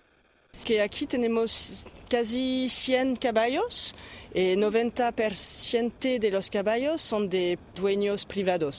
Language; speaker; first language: Spanish; non-native, fluent; French